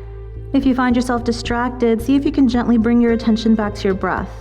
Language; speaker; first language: English; native; English